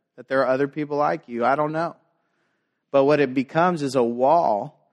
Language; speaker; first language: English; native; English